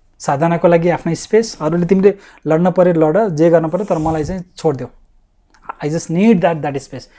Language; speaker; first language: Nepali; native; Nepali